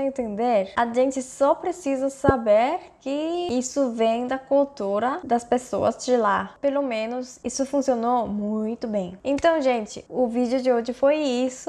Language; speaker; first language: Portuguese; non-native, fluent; Korean